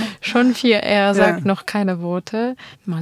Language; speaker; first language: German; non-native, learner; Armenian